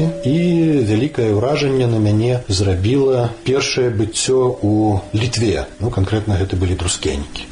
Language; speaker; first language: Belarusian; native; Belarusian